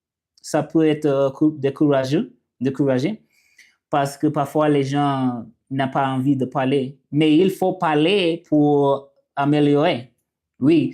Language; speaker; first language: French; non-native, learner; English